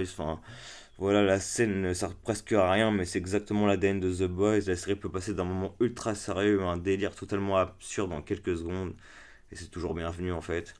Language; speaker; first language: French; native; French